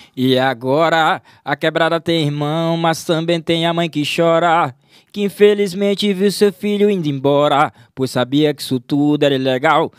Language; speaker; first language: Portuguese; native; Portuguese